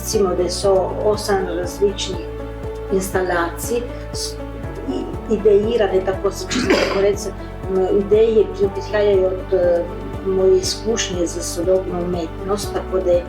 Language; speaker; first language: Slovenian; early bilingual, heritage; Slovenian